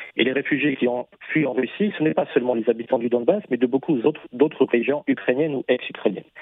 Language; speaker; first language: French; non-native, fluent; Russian